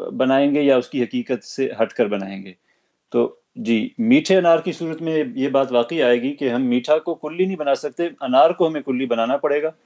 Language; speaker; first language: Urdu; native; Urdu